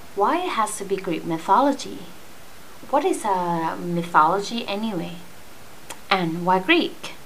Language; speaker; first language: English; non-native, fluent; Thai